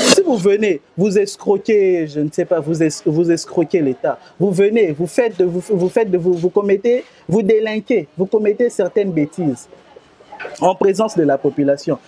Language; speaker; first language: French; non-native, local second language; Lingala